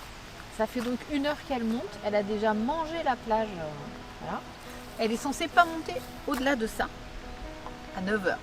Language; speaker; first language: French; native; French